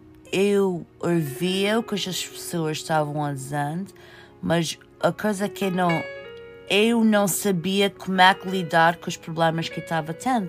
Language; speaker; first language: Portuguese; early bilingual, heritage; Portuguese